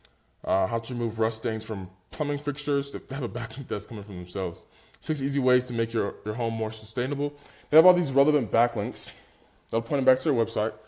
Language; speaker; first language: English; native; English